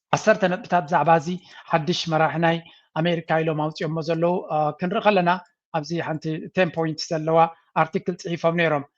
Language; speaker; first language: Tigrinya; native; Tigrinya